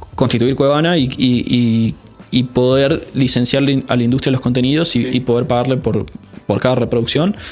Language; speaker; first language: Spanish; native; Spanish